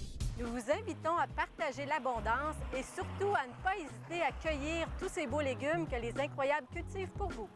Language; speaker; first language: French; native; French